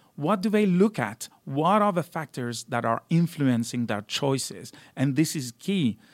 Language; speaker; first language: English; non-native, fluent; French